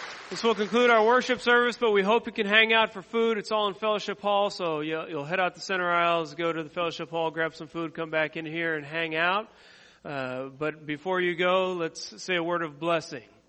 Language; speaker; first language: English; native; English